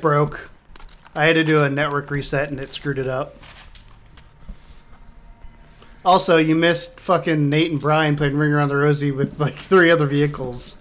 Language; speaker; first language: English; native; English